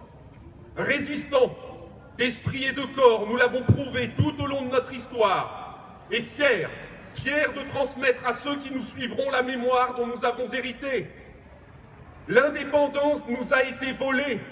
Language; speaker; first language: French; native; French